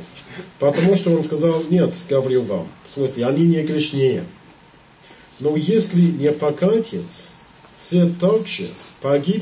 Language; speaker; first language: Russian; non-native, fluent; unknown